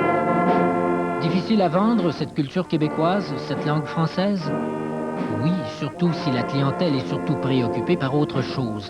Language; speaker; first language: French; native; French